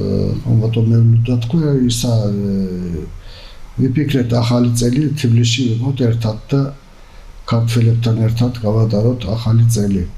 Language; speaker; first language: Georgian; early bilingual, heritage; Georgian